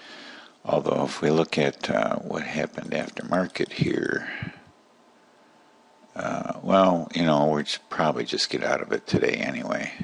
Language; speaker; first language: English; native; English